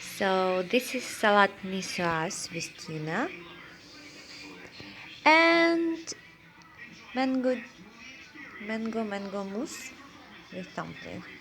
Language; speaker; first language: English; non-native, learner; Russian